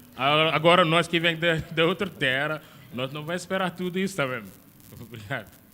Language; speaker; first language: Portuguese; non-native, learner; Wolof